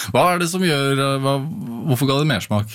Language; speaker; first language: Norwegian; native; Norwegian